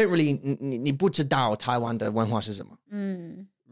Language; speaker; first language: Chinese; non-native, learner; English